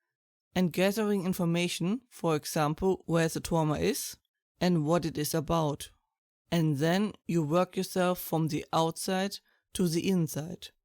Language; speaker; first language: English; non-native, fluent; German